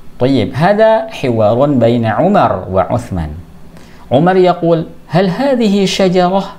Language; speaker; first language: Arabic; non-native, fluent; Indonesian